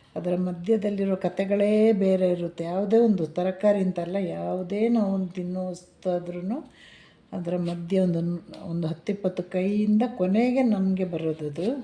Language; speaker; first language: Kannada; non-native, local second language; Malayalam